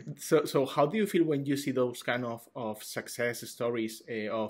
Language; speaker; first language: English; non-native, fluent; Catalan